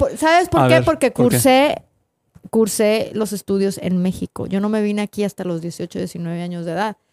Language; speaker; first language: Spanish; native; Spanish